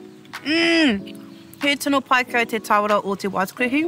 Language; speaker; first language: Māori; non-native, local second language; English